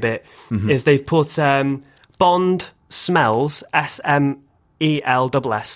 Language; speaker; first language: English; native; English